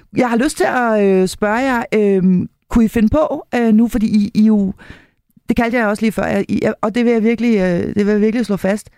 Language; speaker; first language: Danish; native; Danish